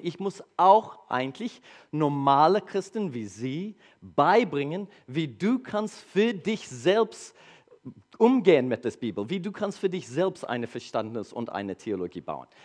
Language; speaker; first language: German; non-native, learner; English